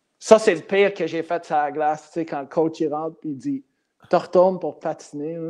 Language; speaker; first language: French; non-native, local second language; English